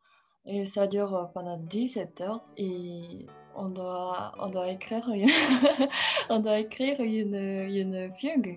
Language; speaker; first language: French; non-native, fluent; Japanese